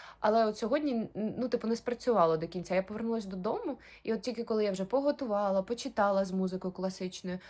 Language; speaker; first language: Ukrainian; native; Ukrainian